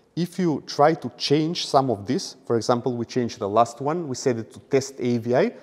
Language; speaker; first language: English; non-native, fluent; Macedonian